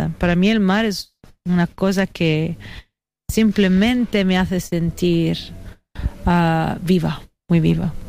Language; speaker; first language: Spanish; non-native, fluent; Italian